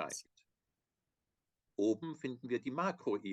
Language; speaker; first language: German; native; German